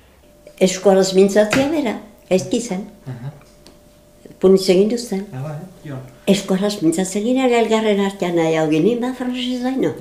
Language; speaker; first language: Basque; native; Basque